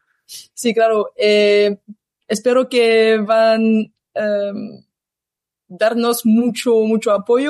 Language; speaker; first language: Spanish; non-native, learner; French